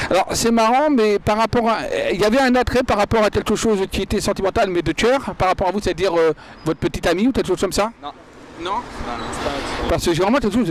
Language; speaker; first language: French; native; French